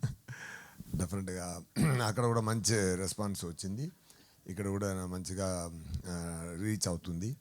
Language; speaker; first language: Telugu; non-native, learner; Tamil